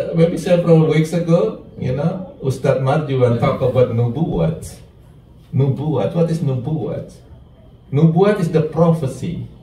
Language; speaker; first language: English; non-native, fluent; Indonesian